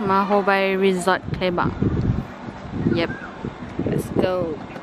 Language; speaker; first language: English; non-native, local second language; Malay